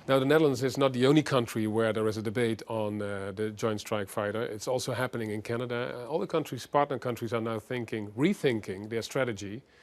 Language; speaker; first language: English; non-native, fluent; Dutch